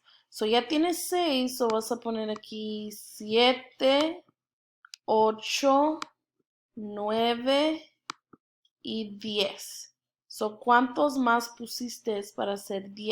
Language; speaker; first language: Spanish; early bilingual, other home language; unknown